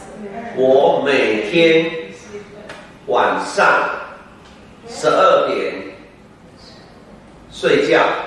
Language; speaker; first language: Chinese; non-native, learner; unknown